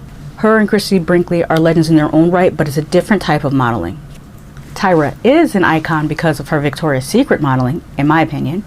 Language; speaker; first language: English; native; English